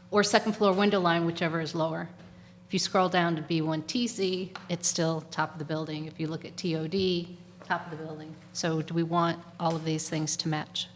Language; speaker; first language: English; native; English